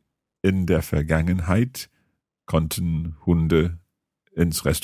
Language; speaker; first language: German; non-native, fluent; English